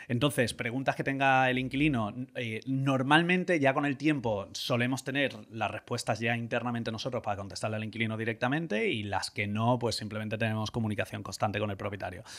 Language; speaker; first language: Spanish; native; Spanish